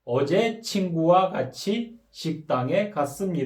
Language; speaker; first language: Korean; non-native, fluent; Kyrgyz